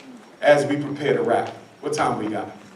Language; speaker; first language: English; native; English